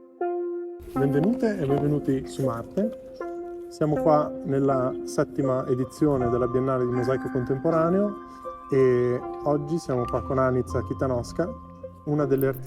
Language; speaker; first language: Italian; native; Italian